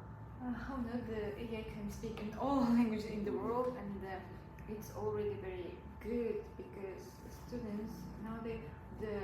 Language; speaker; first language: English; non-native, learner; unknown